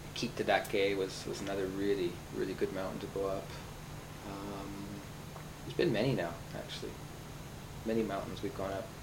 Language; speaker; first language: English; native; English